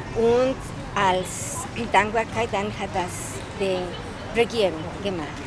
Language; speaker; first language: German; non-native, fluent; Spanish